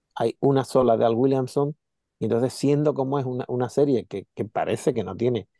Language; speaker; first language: Spanish; native; Spanish